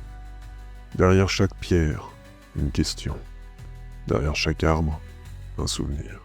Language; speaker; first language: French; native; French